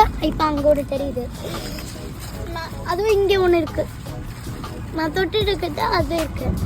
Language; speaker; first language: Tamil; early bilingual, heritage; Tamil